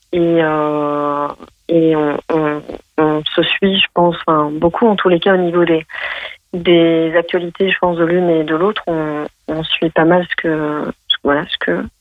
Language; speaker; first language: French; native; French